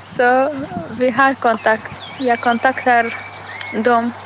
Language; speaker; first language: Swedish; non-native, learner; Arabic